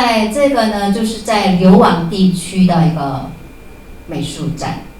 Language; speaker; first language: Chinese; native; Chinese